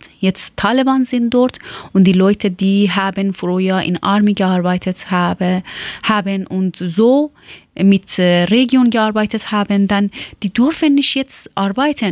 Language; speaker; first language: German; non-native, learner; Persian